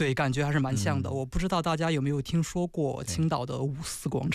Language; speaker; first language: Chinese; native; Chinese